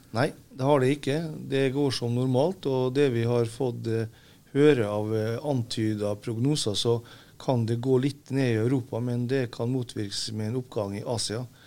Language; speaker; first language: Norwegian; native; Norwegian